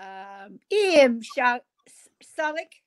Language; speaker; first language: Turkish; non-native, learner; English